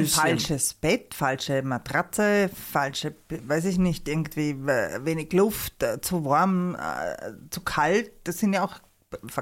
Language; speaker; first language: German; native; German